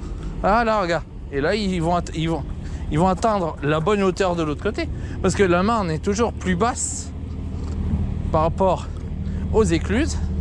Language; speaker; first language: French; native; French